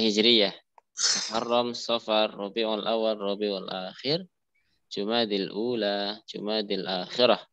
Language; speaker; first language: Arabic; non-native, fluent; Indonesian